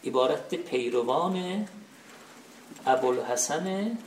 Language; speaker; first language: Persian; non-native, local second language; Azerbaijani